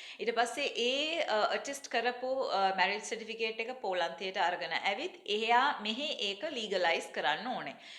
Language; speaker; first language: Sinhala; native; Sinhala